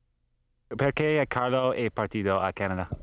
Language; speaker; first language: Italian; early bilingual, heritage; Italian